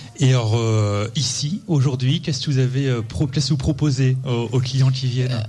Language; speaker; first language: French; native; French